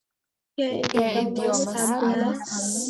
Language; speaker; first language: Spanish; non-native, learner; Filipino